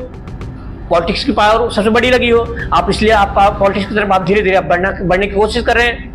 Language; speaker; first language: Hindi; native; Hindi